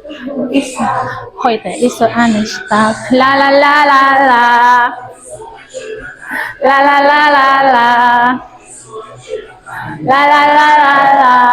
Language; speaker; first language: German; non-native, learner; Indonesian